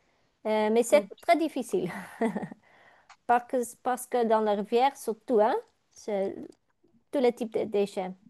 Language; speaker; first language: French; non-native, learner; Dutch